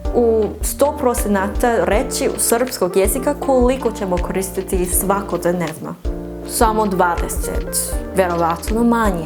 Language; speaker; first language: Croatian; non-native, learner; English